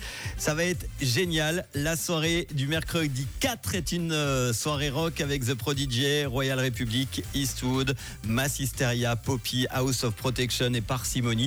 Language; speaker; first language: French; native; French